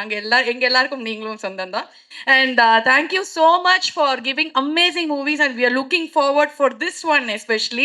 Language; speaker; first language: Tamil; native; Tamil